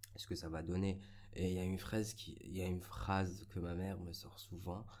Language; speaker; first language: French; non-native, local second language; Arabic